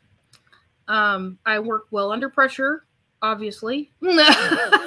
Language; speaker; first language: English; native; English